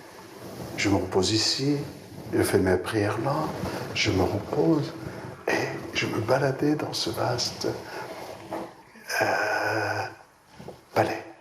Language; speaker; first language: French; non-native, local second language; Arabic